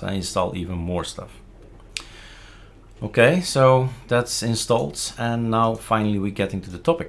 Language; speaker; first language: English; non-native, fluent; Dutch